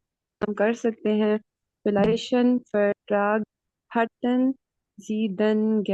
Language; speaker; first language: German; non-native, learner; Hindi